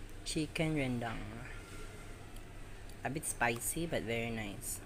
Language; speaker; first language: English; non-native, learner; Filipino